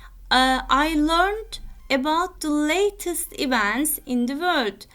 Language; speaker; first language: English; non-native, fluent; Turkish